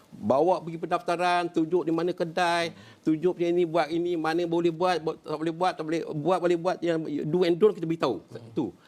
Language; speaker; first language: Malay; native; Malay